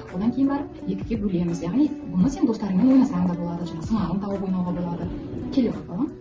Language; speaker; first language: Kazakh; non-native, local second language; Uzbek